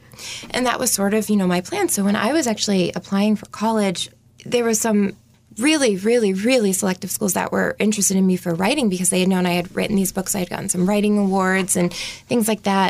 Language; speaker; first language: English; native; English